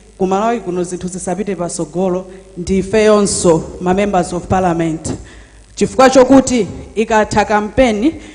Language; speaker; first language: Nyanja; native; Nyanja